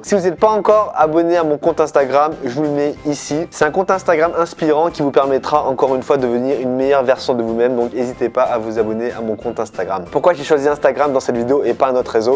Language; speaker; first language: French; native; French